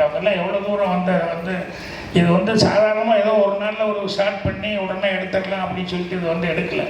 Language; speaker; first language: Tamil; native; Tamil